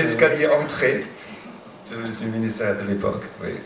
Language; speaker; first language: French; non-native, fluent; Chinese